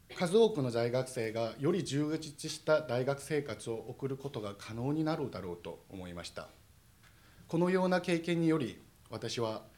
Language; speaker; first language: Japanese; non-native, fluent; Korean